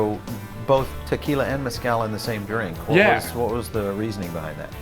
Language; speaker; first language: English; native; English